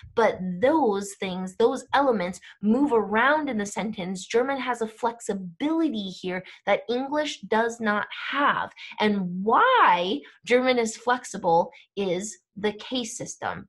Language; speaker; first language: English; native; English